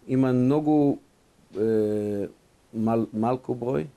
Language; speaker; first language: Bulgarian; non-native, fluent; Hebrew